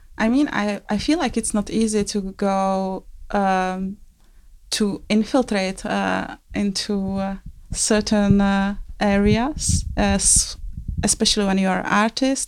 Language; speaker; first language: English; non-native, fluent; Czech